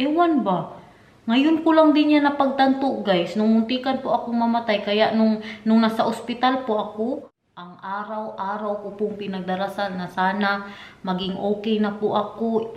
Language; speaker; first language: Filipino; non-native, local second language; Cebuano